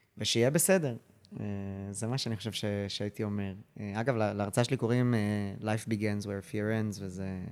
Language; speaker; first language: Hebrew; early bilingual, other home language; English